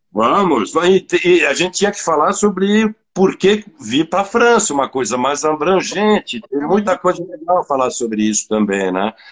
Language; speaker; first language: Portuguese; non-native, fluent; French